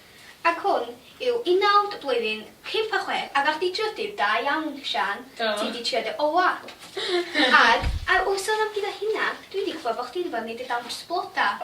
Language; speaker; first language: Welsh; native; Welsh